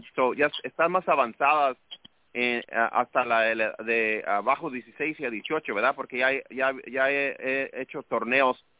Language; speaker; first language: Spanish; early bilingual, other home language; English